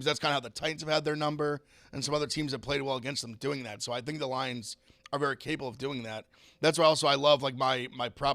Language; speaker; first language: English; native; English